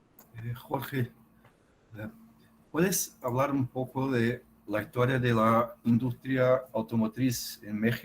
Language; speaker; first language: Spanish; non-native, fluent; Portuguese